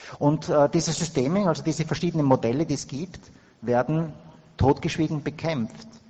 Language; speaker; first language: German; native; German